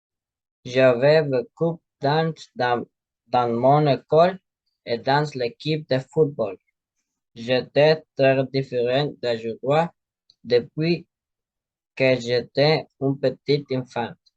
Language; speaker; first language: French; non-native, learner; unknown